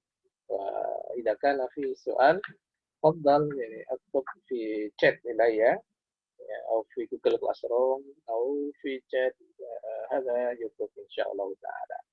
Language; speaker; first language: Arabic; non-native, fluent; Indonesian